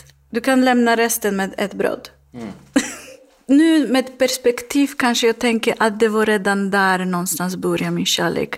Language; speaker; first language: Swedish; non-native, learner; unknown